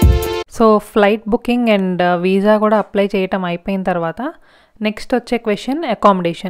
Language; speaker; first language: Telugu; native; Telugu